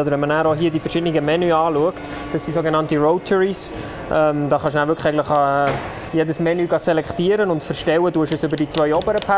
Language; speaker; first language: German; native; German